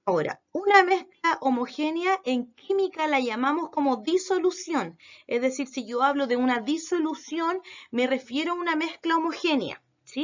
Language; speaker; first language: Spanish; native; Spanish